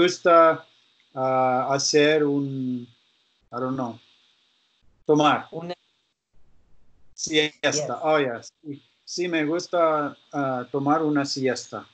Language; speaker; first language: Spanish; non-native, learner; English